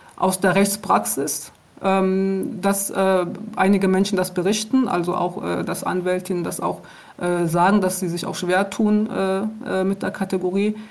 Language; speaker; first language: German; native; German